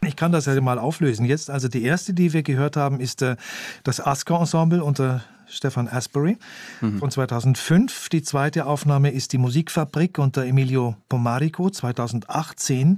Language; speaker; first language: German; native; German